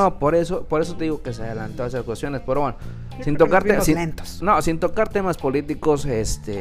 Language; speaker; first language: Spanish; native; Spanish